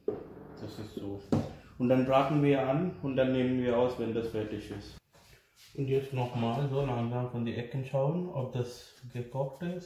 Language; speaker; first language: German; non-native, learner; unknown